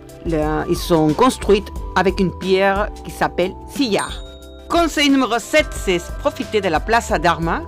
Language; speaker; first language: French; non-native, fluent; Spanish